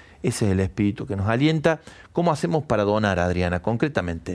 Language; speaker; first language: Spanish; native; Spanish